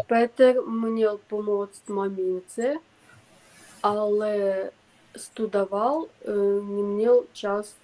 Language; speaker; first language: Czech; non-native, learner; Ukrainian